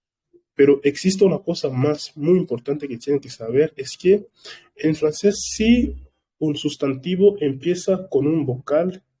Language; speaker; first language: Spanish; non-native, fluent; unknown